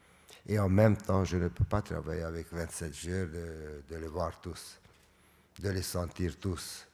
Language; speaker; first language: French; non-native, fluent; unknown